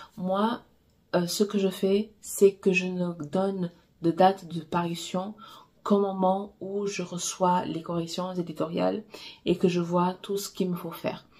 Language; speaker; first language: French; non-native, fluent; Portuguese